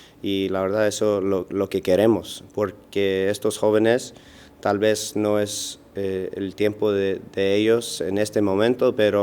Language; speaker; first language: Spanish; early bilingual, heritage; Spanish